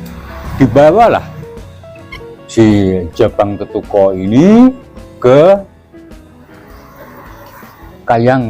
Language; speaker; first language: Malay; non-native, local second language; Javanese